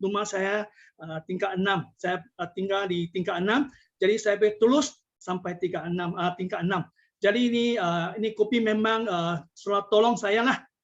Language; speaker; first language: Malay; non-native, local second language; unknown